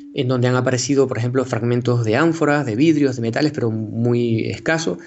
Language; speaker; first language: Spanish; native; Spanish